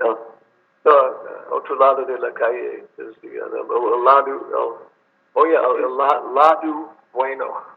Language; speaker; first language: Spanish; non-native, learner; English